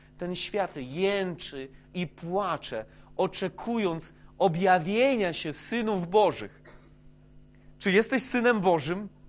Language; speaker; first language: Polish; non-native, fluent; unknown